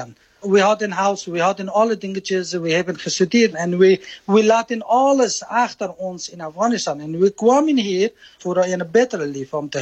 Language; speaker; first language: Dutch; non-native, learner; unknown